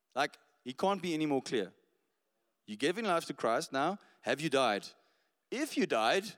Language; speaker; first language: English; non-native, local second language; Afrikaans